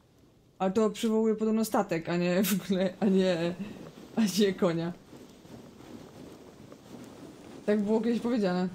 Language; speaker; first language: Polish; native; Polish